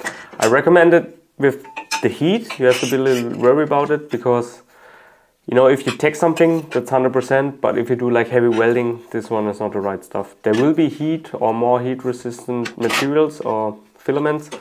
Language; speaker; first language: English; non-native, fluent; German